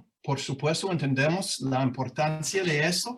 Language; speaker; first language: Spanish; non-native, fluent; English